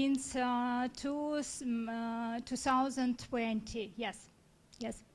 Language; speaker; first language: English; non-native, learner; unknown